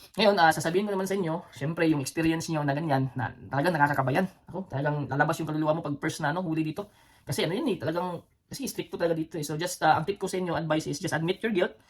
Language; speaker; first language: Filipino; non-native, local second language; Cebuano